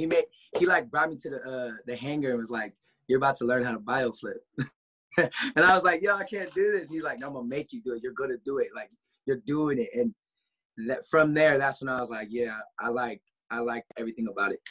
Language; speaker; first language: English; native; English